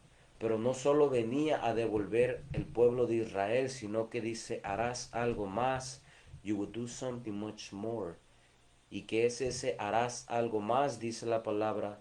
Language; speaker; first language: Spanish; early bilingual, heritage; Spanish